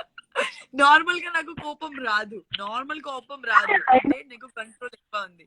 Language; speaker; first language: Telugu; non-native, learner; Gujarati